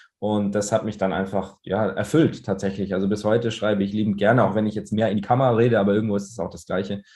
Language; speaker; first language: German; native; German